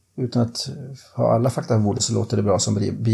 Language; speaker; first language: Swedish; native; Swedish